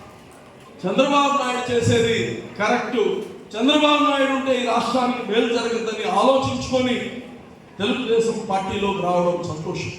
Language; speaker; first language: Telugu; native; Telugu